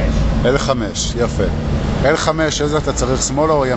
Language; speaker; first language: Hebrew; native; Hebrew